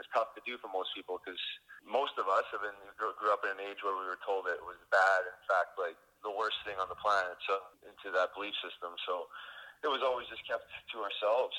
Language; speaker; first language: English; native; English